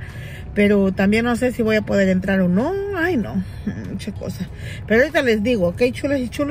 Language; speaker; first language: Spanish; native; Spanish